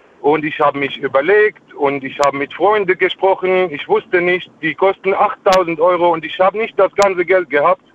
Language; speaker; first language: German; non-native, fluent; Arabic